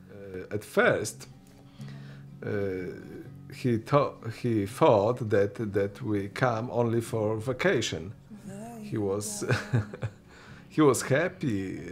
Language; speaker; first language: English; non-native, learner; Polish